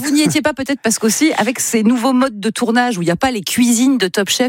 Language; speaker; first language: French; native; French